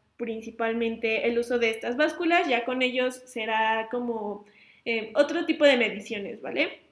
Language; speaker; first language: Spanish; native; Spanish